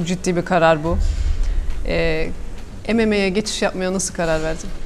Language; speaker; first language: Turkish; native; Turkish